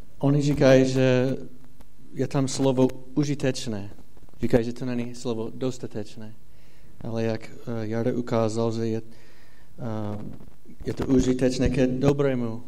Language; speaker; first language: Czech; non-native, fluent; English